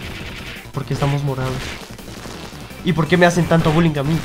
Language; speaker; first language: Spanish; native; Spanish